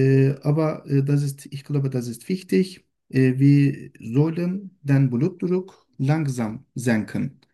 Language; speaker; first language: German; non-native, learner; Turkish